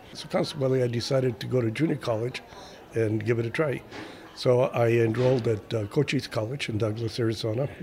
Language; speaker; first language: English; early bilingual, other home language; Spanish